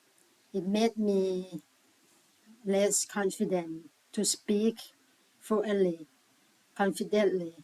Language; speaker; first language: English; non-native, learner; Thai